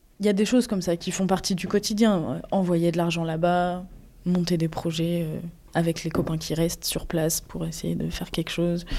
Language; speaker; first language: French; native; French